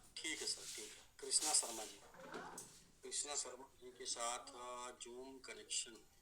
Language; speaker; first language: Hindi; native; Hindi